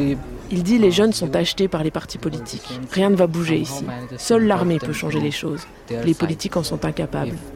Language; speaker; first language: French; native; French